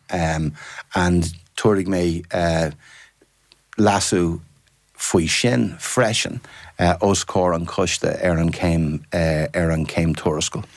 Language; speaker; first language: Irish; non-native, fluent; English